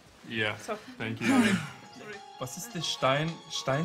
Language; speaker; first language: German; non-native, fluent; Azerbaijani